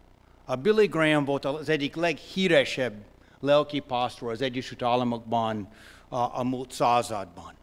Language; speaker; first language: Hungarian; non-native, fluent; English